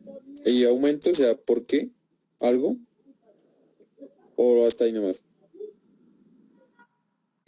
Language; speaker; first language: Spanish; native; Spanish